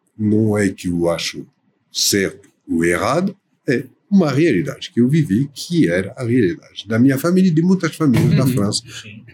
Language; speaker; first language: Portuguese; non-native, fluent; French